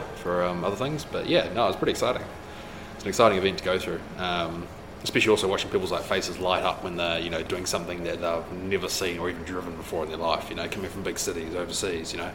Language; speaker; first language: English; native; English